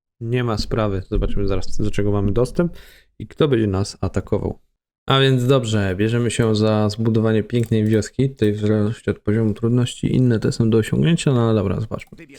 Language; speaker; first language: Polish; native; Polish